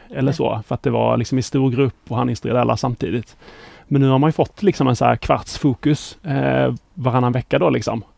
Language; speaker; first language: Swedish; native; Swedish